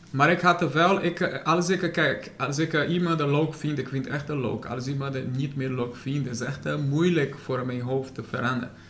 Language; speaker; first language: Dutch; non-native, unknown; Portuguese